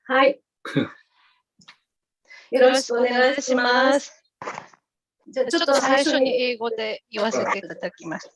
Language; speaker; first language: Japanese; native; Japanese